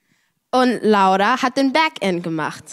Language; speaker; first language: German; non-native, learner; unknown